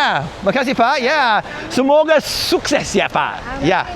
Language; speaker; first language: Indonesian; non-native, fluent; English